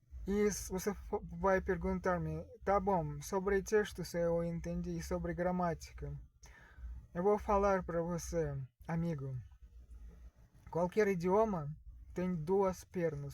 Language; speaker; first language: Portuguese; non-native, learner; Russian